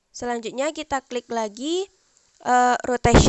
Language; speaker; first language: Indonesian; native; Indonesian